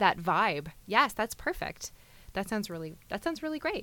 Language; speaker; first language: English; native; English